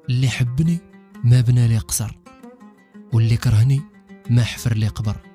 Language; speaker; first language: Arabic; native; Arabic